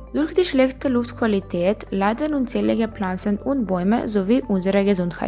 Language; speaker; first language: German; non-native, learner; Macedonian